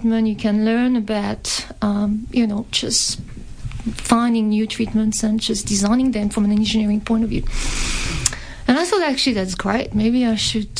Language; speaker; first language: English; non-native, fluent; French